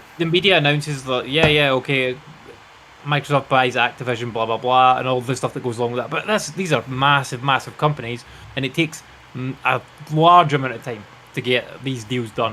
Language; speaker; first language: English; native; English